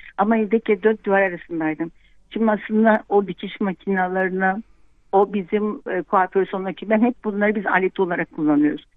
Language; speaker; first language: Turkish; non-native, local second language; Kurdish